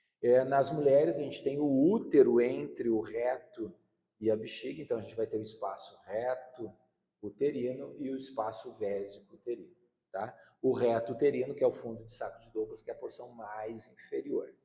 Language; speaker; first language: Portuguese; native; Portuguese